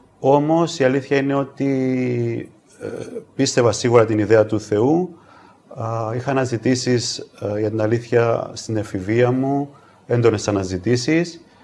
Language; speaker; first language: Greek; native; Greek